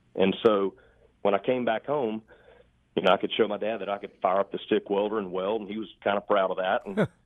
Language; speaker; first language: English; native; English